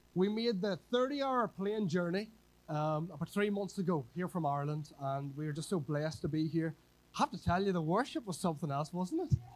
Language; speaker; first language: English; native; English